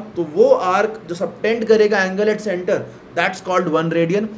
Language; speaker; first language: Hindi; native; Hindi